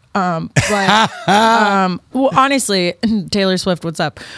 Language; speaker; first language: English; native; English